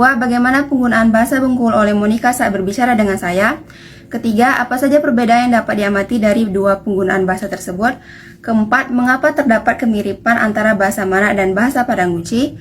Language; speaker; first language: Indonesian; non-native, local second language; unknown